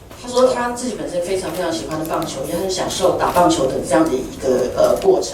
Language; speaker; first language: Chinese; native; Chinese